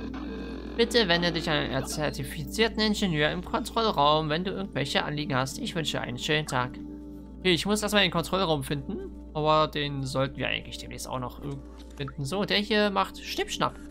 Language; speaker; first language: German; native; German